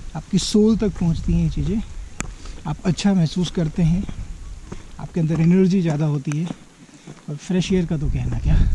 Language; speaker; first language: Hindi; native; Hindi